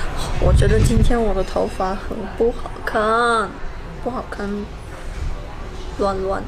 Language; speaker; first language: Chinese; non-native, fluent; Mongolian